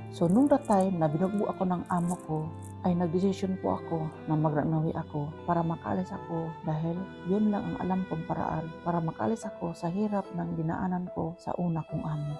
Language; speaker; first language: Filipino; non-native, local second language; Cebuano